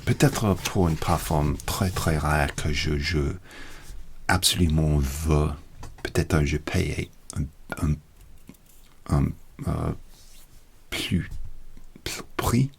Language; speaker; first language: French; non-native, learner; English